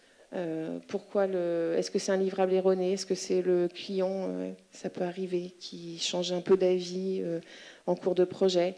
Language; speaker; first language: French; native; French